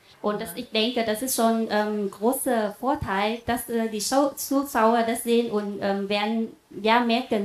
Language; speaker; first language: German; non-native, fluent; Vietnamese